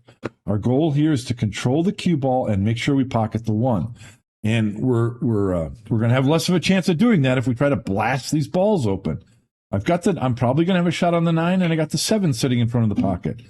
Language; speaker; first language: English; native; English